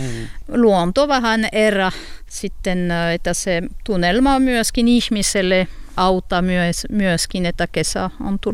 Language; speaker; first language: Finnish; non-native, learner; French